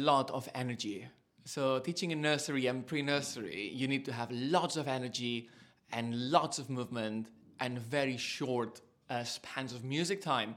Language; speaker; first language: English; non-native, fluent; Spanish